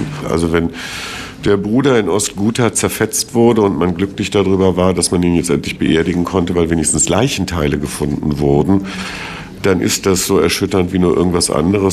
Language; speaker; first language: German; native; German